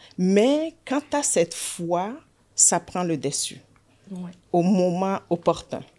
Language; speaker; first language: French; native; French